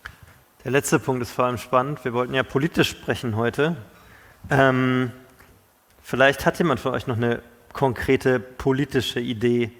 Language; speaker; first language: German; native; German